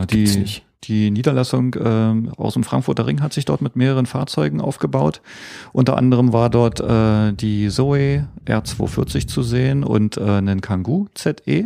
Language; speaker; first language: German; native; German